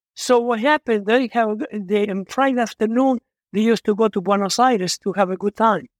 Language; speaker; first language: English; non-native, fluent; Italian